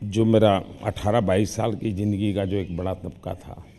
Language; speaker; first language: Hindi; non-native, local second language; Gujarati